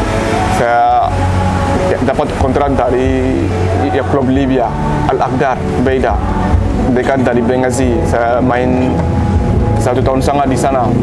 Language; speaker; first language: Indonesian; non-native, learner; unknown